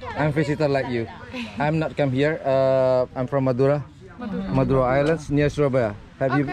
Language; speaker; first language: English; non-native, learner; Indonesian